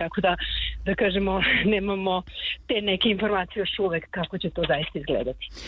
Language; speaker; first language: Serbian; native; Serbian